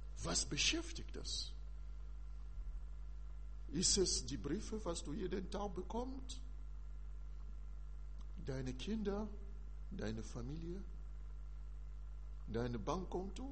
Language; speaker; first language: German; non-native, learner; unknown